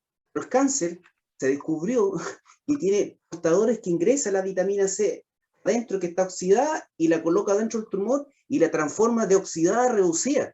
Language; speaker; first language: Spanish; native; Spanish